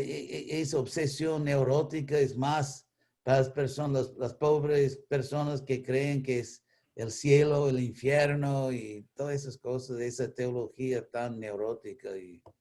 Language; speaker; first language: Spanish; non-native, fluent; English